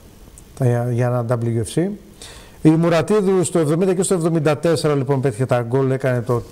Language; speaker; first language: Greek; native; Greek